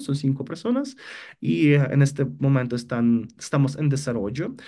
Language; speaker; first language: Spanish; non-native, fluent; Ukrainian